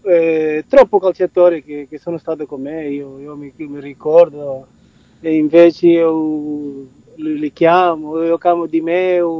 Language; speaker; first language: Italian; non-native, learner; Portuguese